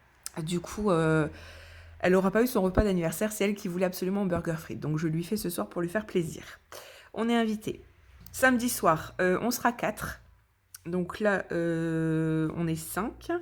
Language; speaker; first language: French; native; French